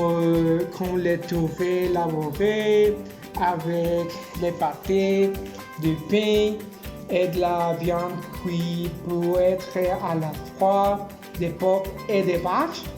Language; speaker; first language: French; non-native, learner; Spanish